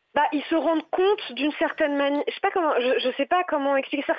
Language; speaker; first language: French; native; French